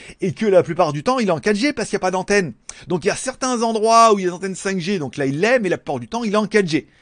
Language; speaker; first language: French; native; French